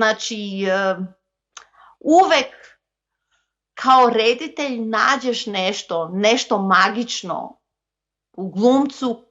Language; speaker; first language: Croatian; non-native, local second language; Macedonian